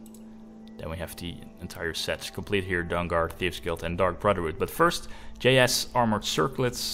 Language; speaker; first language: English; non-native, fluent; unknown